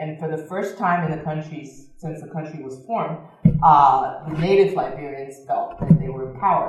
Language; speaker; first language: English; native; English